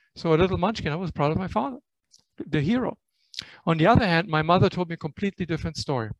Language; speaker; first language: English; non-native, fluent; German